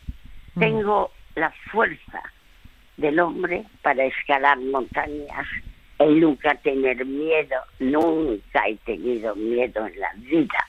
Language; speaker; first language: Spanish; early bilingual, other home language; French